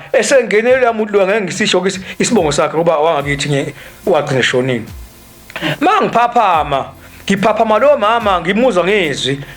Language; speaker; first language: Zulu; native; Zulu